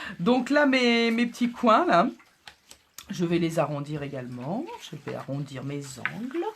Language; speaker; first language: French; native; French